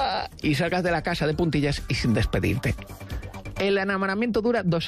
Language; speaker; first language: Spanish; native; Spanish